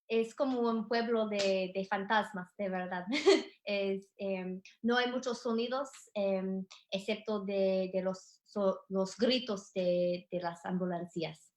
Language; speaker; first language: Spanish; non-native, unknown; English